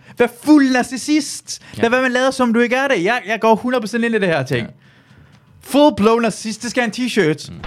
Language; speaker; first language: Danish; early bilingual, other home language; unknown